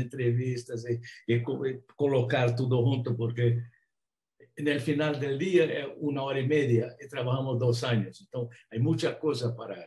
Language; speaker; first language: Spanish; non-native, fluent; Portuguese